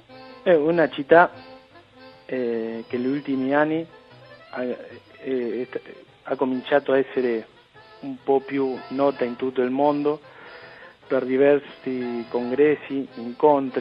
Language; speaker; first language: Italian; early bilingual, heritage; Spanish